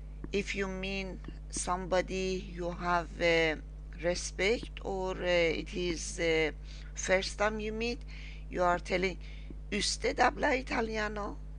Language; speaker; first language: English; non-native, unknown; Persian